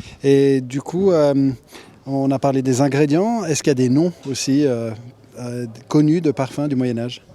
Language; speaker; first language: French; native; French